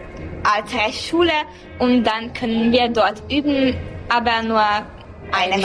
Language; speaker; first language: German; non-native, learner; Hungarian